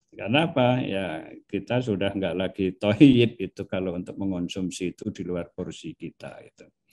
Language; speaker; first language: Indonesian; non-native, local second language; Javanese